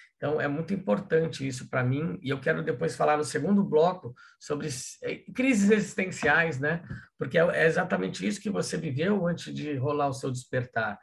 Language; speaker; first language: Portuguese; native; Portuguese